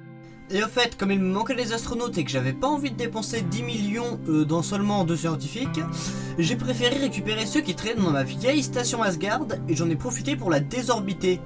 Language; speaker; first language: French; native; French